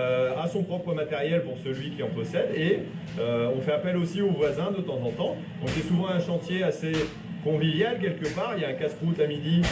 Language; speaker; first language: French; native; French